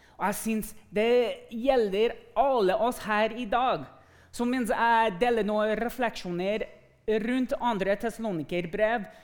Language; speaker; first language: Norwegian; non-native, fluent; English